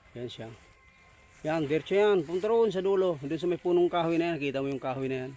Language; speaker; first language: Filipino; non-native, local second language; Waray